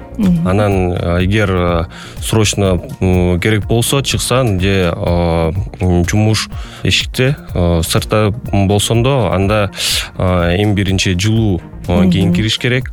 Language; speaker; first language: Kyrgyz; non-native, local second language; Russian